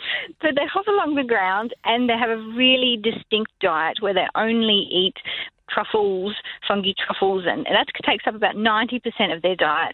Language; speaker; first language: English; native; English